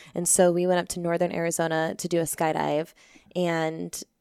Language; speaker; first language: English; native; English